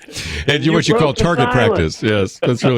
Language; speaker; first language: English; native; English